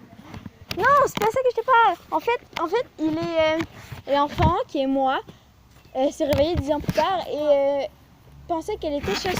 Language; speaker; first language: French; native; French